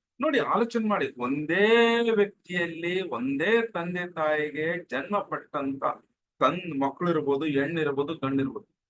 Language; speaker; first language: Kannada; non-native, local second language; Telugu